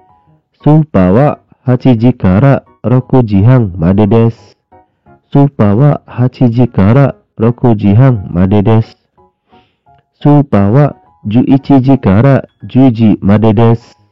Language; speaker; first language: Japanese; non-native, learner; Indonesian